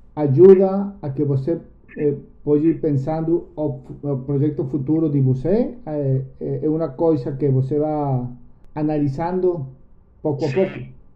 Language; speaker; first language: Portuguese; non-native, learner; Spanish